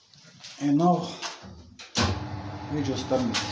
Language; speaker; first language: English; non-native, learner; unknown